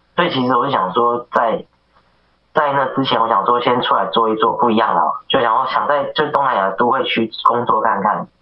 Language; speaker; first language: Chinese; native; Chinese